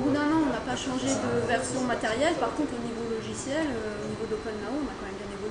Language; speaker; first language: French; native; French